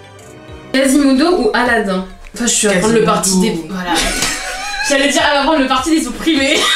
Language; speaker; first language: French; native; French